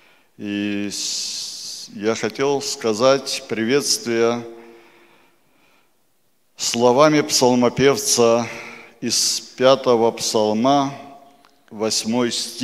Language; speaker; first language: Polish; non-native, learner; Russian